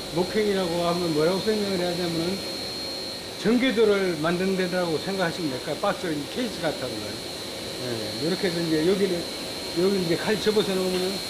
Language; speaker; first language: Korean; native; Korean